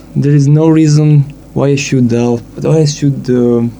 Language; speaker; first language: English; non-native, fluent; Italian